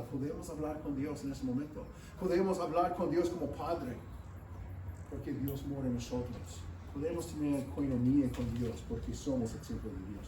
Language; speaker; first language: Spanish; non-native, fluent; English